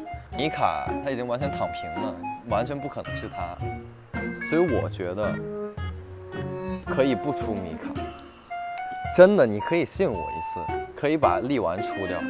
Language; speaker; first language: Chinese; native; Chinese